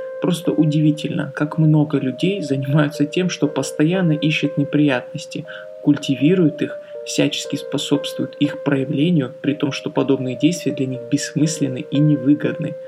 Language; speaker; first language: Russian; native; Russian